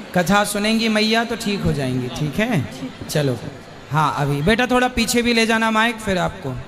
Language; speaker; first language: Hindi; native; Hindi